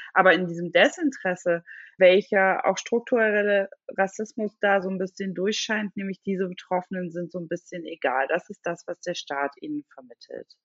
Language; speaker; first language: German; native; German